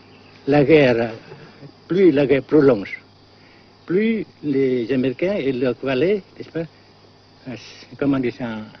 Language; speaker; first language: French; non-native, local second language; Vietnamese